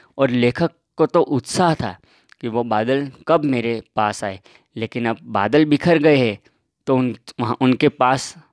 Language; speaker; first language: Hindi; non-native, local second language; Gujarati